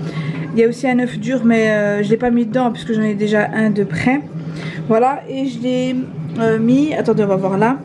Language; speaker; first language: French; native; French